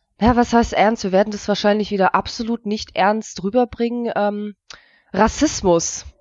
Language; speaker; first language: German; early bilingual, other home language; Russian